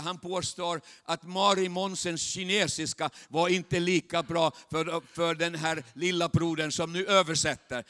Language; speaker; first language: Swedish; non-native, fluent; Chinese